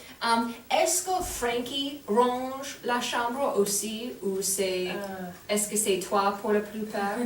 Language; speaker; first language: French; non-native, fluent; English